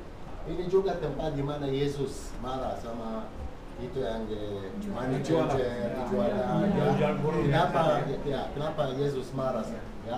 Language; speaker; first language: Indonesian; non-native, fluent; Hebrew